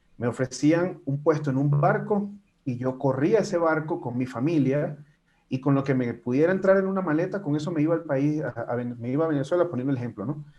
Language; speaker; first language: Spanish; native; Spanish